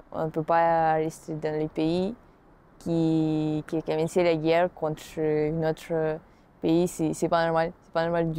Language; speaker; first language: French; non-native, fluent; Russian